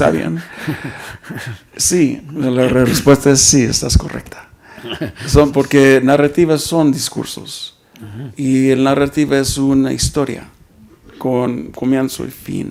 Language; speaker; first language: Spanish; early bilingual, heritage; Spanish